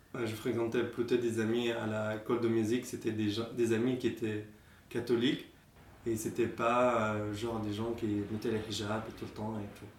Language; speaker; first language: French; non-native, fluent; Arabic